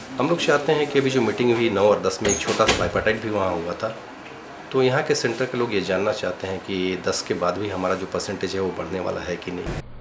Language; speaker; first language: Hindi; native; Hindi